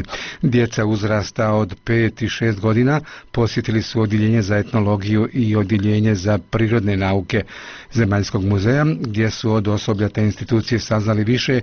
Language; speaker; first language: Croatian; native; Croatian